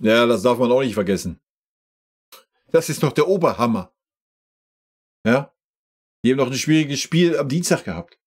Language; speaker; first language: German; native; German